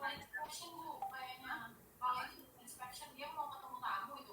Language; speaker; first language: Indonesian; native; Indonesian